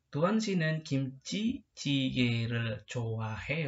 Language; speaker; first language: Korean; non-native, learner; Indonesian